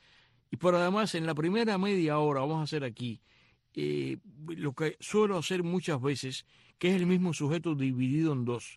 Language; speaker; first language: Spanish; native; Spanish